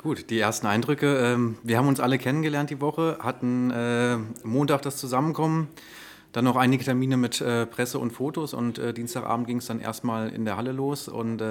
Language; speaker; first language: German; native; German